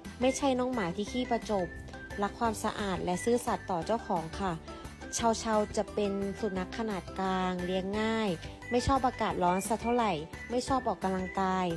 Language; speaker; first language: Thai; native; Thai